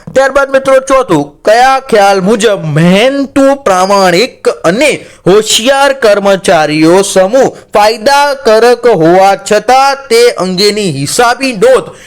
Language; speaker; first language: Gujarati; non-native, local second language; Marathi